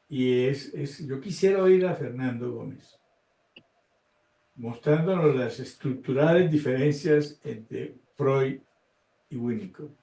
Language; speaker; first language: Spanish; native; Spanish